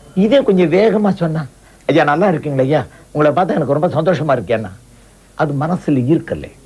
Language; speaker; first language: Tamil; non-native, local second language; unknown